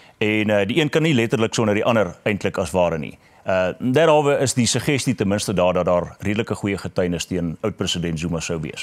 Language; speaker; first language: Afrikaans; native; Afrikaans